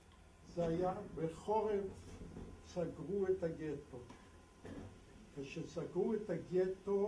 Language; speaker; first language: Hebrew; non-native, fluent; Polish